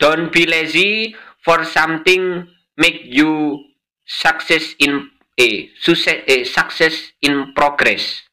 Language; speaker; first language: English; non-native, learner; Indonesian